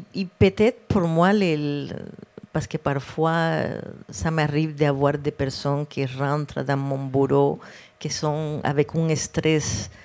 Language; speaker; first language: French; non-native, fluent; Spanish